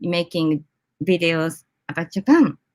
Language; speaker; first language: English; non-native, learner; Japanese